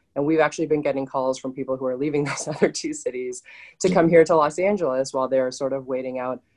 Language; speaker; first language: English; native; English